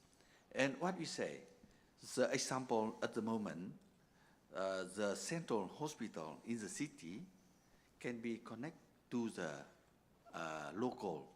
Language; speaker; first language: English; non-native, learner; Vietnamese